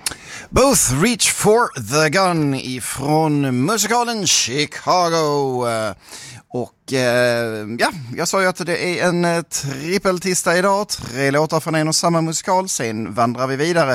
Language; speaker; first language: Swedish; native; Swedish